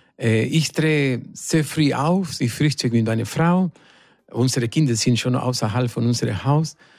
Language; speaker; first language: German; non-native, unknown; Spanish